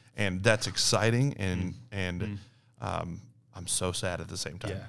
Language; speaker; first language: English; native; English